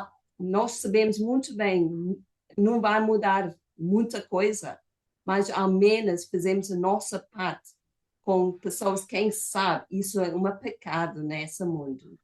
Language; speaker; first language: Portuguese; non-native, fluent; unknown